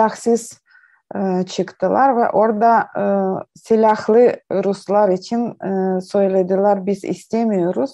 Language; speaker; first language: Turkish; non-native, learner; Ukrainian